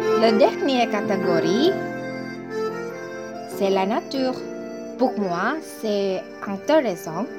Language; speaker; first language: French; non-native, learner; Indonesian